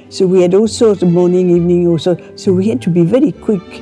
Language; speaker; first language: English; non-native, fluent; French